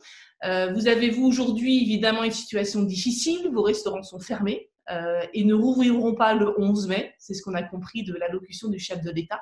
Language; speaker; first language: French; native; French